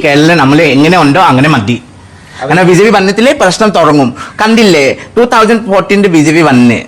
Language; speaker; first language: Malayalam; non-native, fluent; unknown